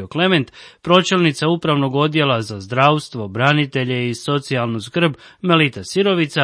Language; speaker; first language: Croatian; native; Croatian